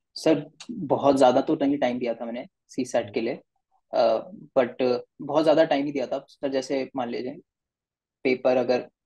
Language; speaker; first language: Hindi; native; Hindi